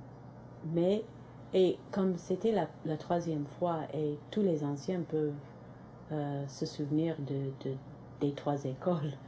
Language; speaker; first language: French; non-native, local second language; English